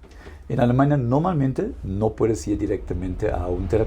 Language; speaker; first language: Spanish; non-native, fluent; German